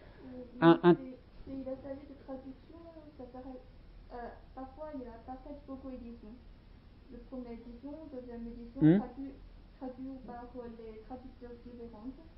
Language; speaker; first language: French; non-native, learner; Chinese